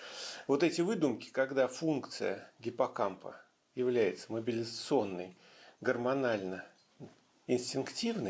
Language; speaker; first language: Russian; native; Russian